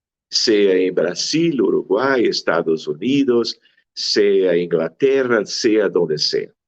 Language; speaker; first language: Spanish; non-native, fluent; Portuguese